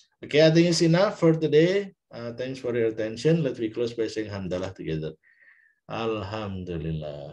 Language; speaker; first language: English; non-native, fluent; Indonesian